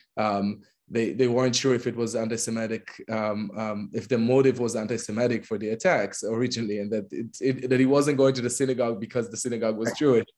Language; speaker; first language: English; non-native, fluent; Hebrew